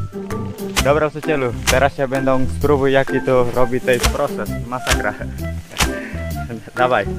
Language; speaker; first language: Polish; non-native, learner; Balinese